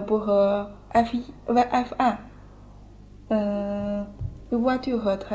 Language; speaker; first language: French; non-native, learner; Chinese